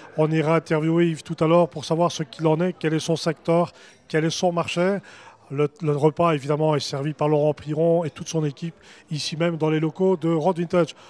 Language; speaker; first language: French; native; French